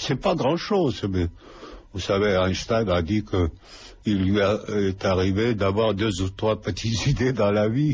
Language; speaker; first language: French; non-native, fluent; Lithuanian